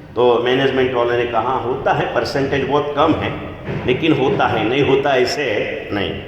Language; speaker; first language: Hindi; non-native, local second language; Gujarati